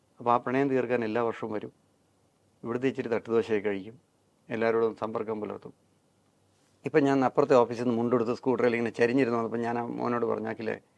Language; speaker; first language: Malayalam; native; Malayalam